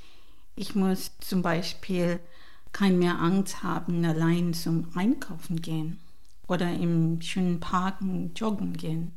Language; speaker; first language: German; non-native, learner; Divehi